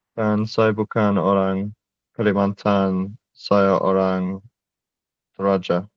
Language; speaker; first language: Indonesian; non-native, learner; English